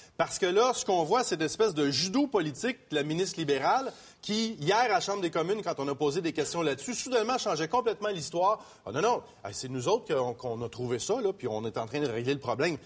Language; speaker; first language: French; native; French